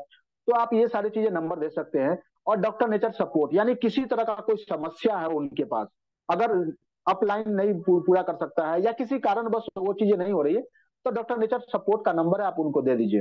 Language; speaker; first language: Hindi; native; Hindi